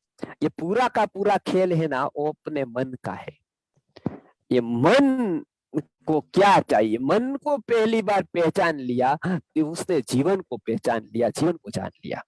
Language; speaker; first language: Hindi; non-native, local second language; Gujarati